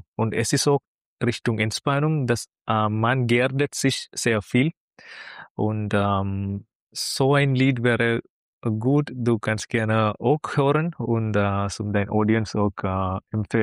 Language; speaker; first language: German; non-native, learner; Malayalam